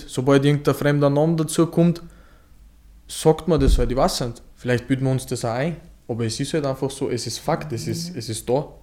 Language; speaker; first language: German; native; German